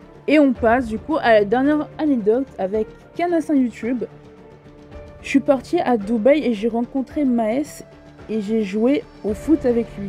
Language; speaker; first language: French; native; French